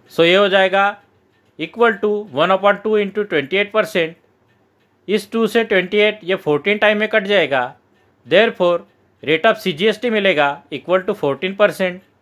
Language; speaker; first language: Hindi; non-native, local second language; Marathi